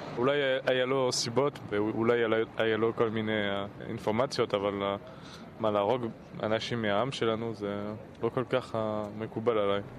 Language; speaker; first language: Hebrew; non-native, fluent; French